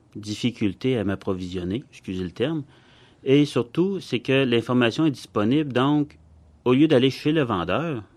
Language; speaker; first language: French; native; French